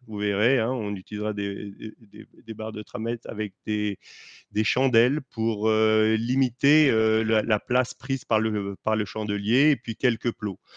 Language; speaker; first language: French; native; French